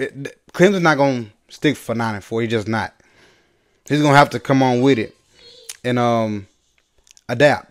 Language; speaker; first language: English; native; English